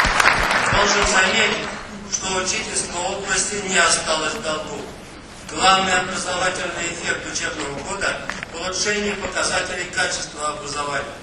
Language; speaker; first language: Russian; native; Russian